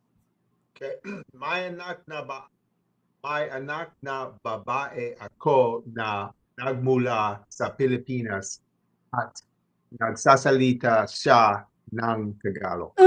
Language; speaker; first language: Filipino; non-native, learner; English